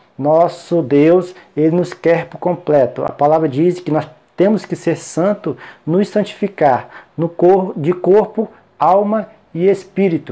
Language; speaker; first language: Portuguese; native; Portuguese